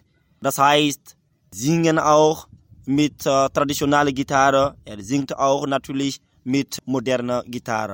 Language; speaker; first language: German; non-native, learner; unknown